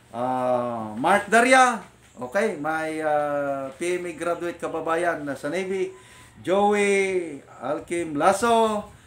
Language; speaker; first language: Filipino; non-native, local second language; Iloko